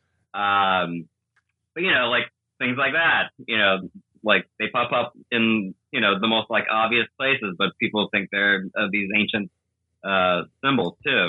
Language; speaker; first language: English; native; English